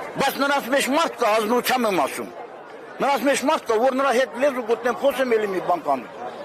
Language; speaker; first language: Armenian; native; Armenian